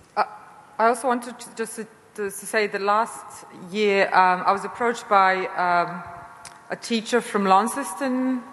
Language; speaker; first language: English; non-native, fluent; Serbian